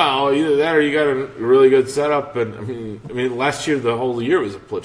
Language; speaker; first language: English; native; English